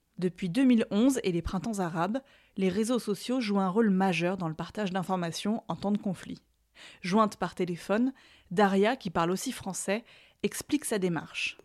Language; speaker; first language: French; native; French